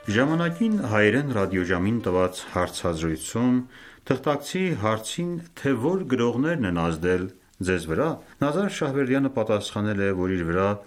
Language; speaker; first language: Armenian; native; Armenian